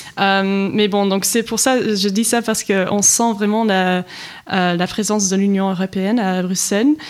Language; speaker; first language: French; non-native, local second language; Dutch